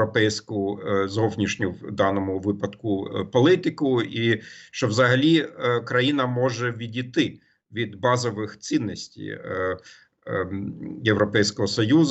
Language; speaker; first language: Ukrainian; non-native, fluent; German